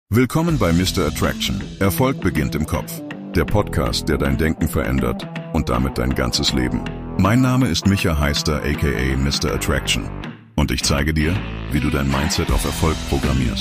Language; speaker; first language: German; native; German